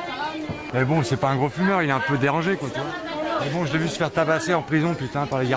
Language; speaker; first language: French; native; French